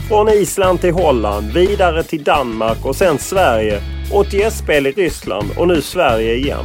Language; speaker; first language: Swedish; native; Swedish